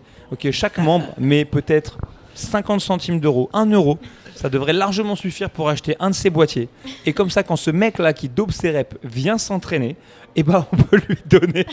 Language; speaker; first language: French; native; French